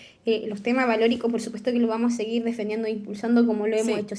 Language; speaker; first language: Spanish; native; Spanish